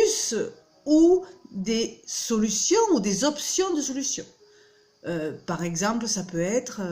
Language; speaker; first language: French; native; French